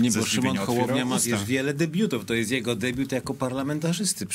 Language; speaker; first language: Polish; native; Polish